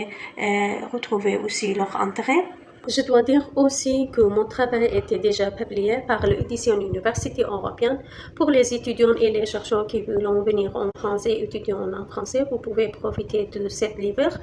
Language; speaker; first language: French; non-native, fluent; Kurdish